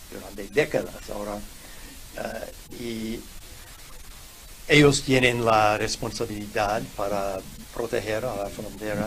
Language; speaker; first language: Spanish; non-native, fluent; English